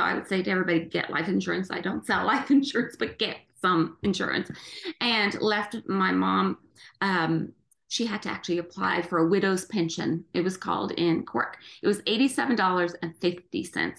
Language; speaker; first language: English; native; English